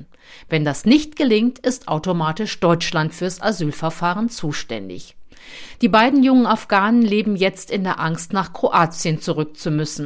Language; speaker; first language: German; native; German